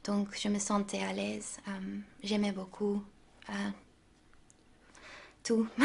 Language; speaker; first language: French; non-native, local second language; Dutch